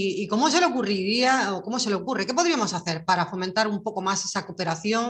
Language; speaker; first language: Spanish; native; Spanish